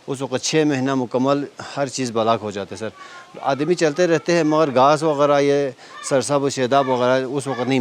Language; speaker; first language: Hindi; non-native, local second language; Balti